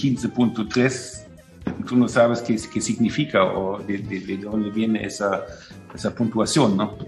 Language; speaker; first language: Spanish; non-native, fluent; German